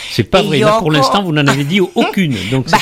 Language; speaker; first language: French; native; French